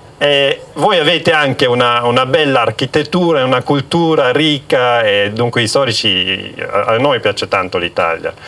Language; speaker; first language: Italian; non-native, local second language; German